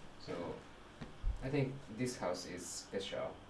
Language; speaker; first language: English; non-native, learner; Japanese